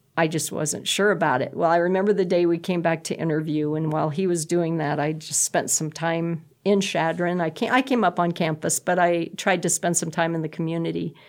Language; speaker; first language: English; native; English